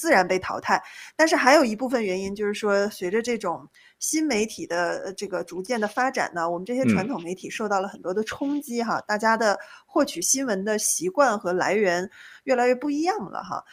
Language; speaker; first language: Chinese; native; Chinese